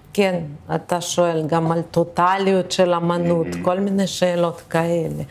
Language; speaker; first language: Hebrew; early bilingual, other home language; Russian